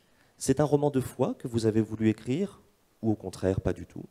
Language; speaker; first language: French; native; French